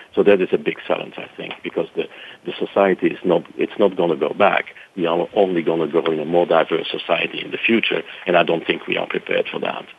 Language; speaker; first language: English; non-native, fluent; French